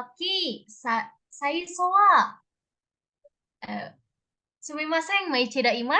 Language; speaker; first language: Japanese; non-native, learner; Indonesian